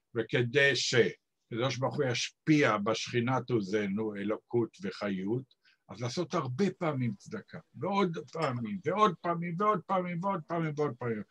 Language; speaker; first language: Hebrew; native; Hebrew